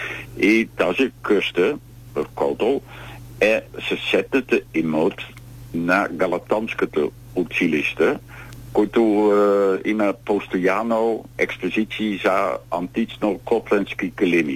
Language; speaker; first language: Bulgarian; non-native, learner; Dutch